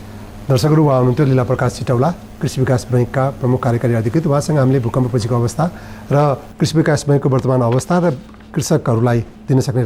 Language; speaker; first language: Nepali; native; Nepali